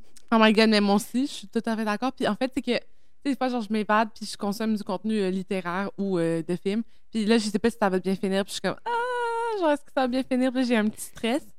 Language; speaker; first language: French; native; French